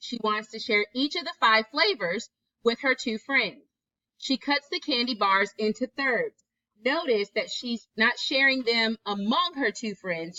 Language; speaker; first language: English; native; English